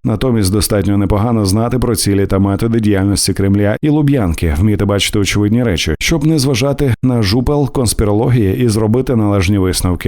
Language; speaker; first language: Ukrainian; native; Ukrainian